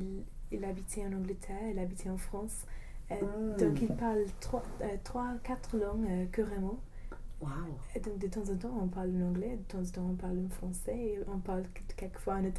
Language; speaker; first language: French; non-native, fluent; English